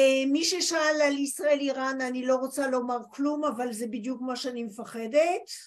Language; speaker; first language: Hebrew; non-native, fluent; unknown